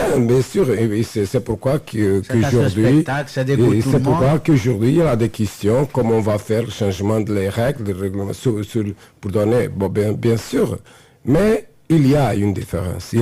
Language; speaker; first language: French; non-native, fluent; Portuguese